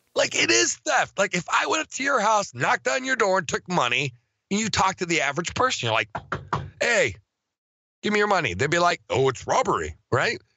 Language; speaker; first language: English; native; English